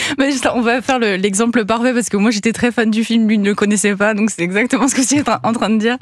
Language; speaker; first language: French; native; French